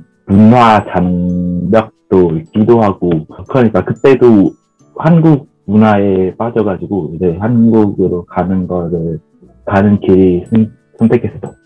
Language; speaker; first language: Korean; non-native, fluent; Vietnamese